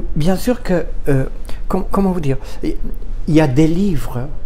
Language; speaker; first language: French; non-native, fluent; Romanian